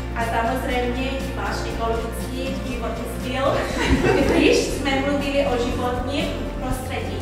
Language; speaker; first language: Czech; non-native, learner; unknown